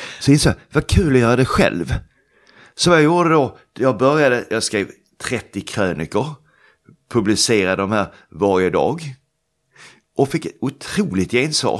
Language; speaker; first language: Swedish; native; Swedish